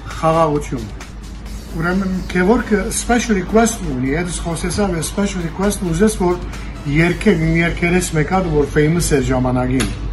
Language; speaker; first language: Armenian; early bilingual, heritage; Armenian